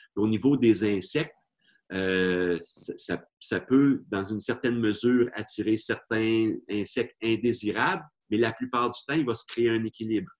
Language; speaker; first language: French; native; French